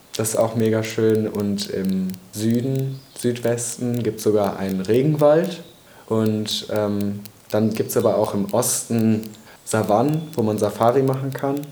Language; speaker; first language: German; native; German